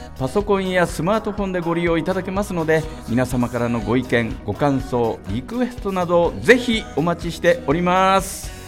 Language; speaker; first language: Japanese; native; Japanese